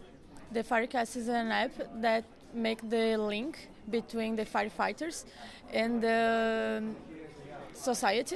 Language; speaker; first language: English; non-native, fluent; Portuguese